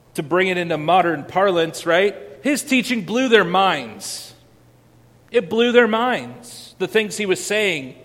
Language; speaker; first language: English; native; English